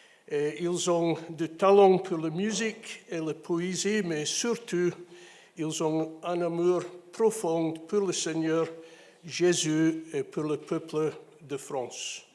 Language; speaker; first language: French; non-native, fluent; English